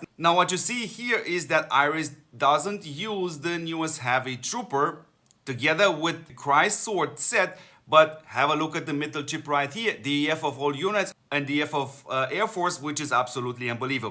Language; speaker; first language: English; non-native, fluent; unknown